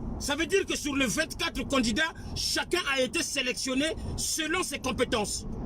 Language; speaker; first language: French; non-native, local second language; Lingala